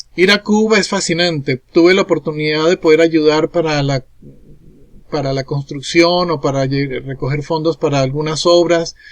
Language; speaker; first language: Spanish; native; Spanish